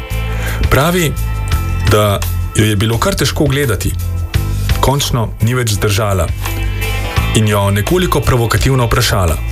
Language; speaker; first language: Slovenian; native; Slovenian